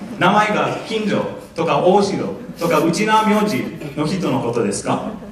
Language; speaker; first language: Japanese; non-native, fluent; English